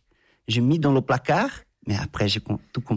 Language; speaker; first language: French; non-native, fluent; Portuguese